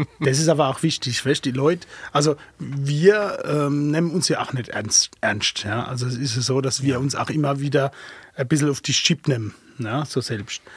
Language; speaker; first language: German; early bilingual, other home language; Arabic